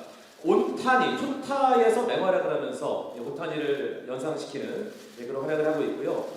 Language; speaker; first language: Korean; native; Korean